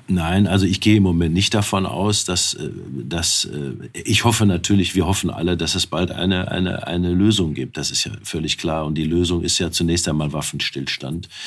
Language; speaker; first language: German; native; German